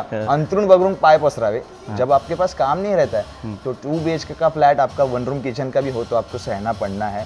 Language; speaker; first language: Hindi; non-native, local second language; Marathi